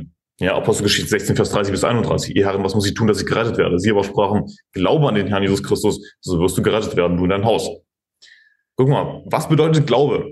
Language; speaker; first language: German; native; German